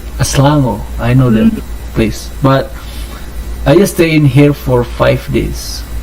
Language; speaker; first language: English; non-native, local second language; Indonesian